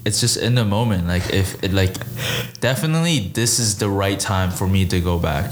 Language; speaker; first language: English; early bilingual, other home language; Chinese